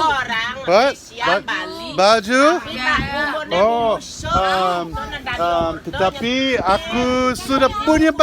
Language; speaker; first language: Indonesian; non-native, learner; English